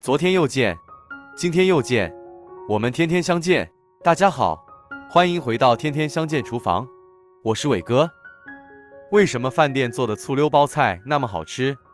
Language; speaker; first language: Chinese; native; Chinese